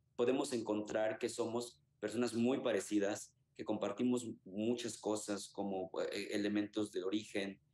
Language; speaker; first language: Spanish; native; Spanish